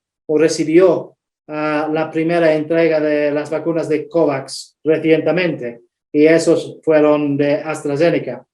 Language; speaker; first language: Spanish; non-native, fluent; English